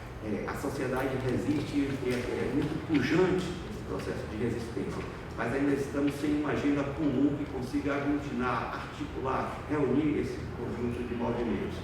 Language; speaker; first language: Portuguese; native; Portuguese